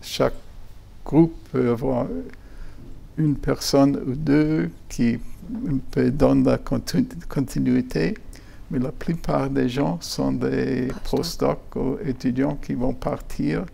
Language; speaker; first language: French; non-native, fluent; German